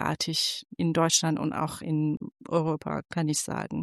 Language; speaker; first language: German; non-native, fluent; Persian